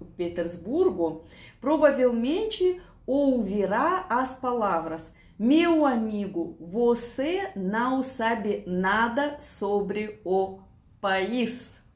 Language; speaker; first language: Portuguese; non-native, learner; Russian